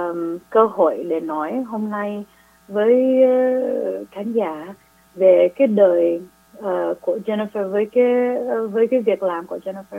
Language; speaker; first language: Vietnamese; early bilingual, heritage; English